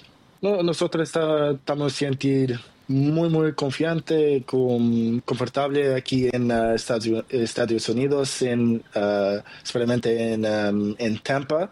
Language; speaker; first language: Spanish; non-native, learner; Portuguese